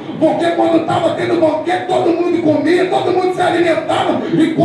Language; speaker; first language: Portuguese; native; Portuguese